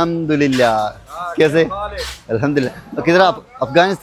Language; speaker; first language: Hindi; non-native, local second language; Malayalam